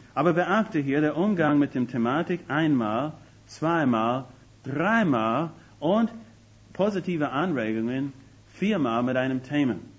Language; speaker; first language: German; non-native, fluent; English